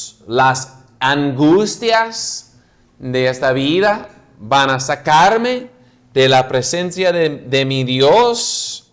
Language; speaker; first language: Spanish; non-native, fluent; English